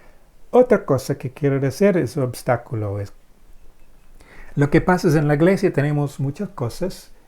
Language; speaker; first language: Spanish; non-native, fluent; English